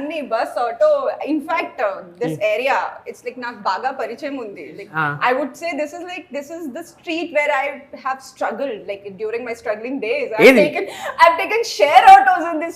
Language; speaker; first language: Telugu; non-native, fluent; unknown